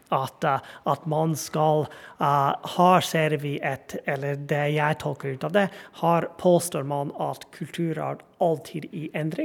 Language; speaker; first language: Norwegian; non-native, fluent; English